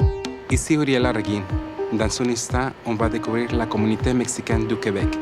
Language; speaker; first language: French; non-native, fluent; Spanish